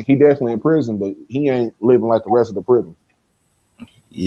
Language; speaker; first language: English; native; English